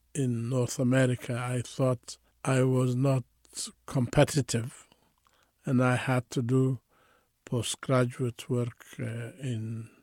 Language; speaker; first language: English; non-native, fluent; Tigrinya